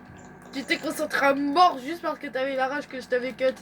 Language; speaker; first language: French; native; French